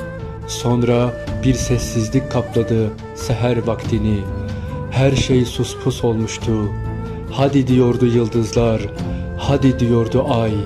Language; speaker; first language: Turkish; native; Turkish